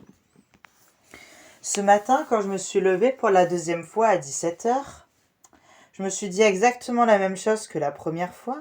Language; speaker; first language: French; native; French